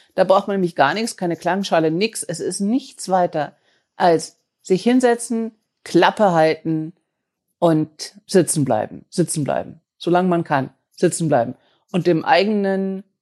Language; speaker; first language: German; native; German